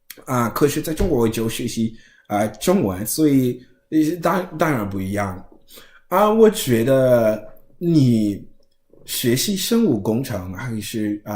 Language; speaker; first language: Chinese; non-native, learner; English